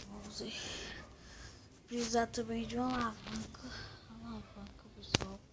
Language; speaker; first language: Portuguese; native; Portuguese